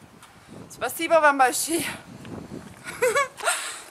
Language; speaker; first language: Russian; non-native, learner; German